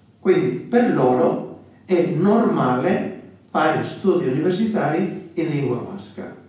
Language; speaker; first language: Italian; non-native, fluent; Basque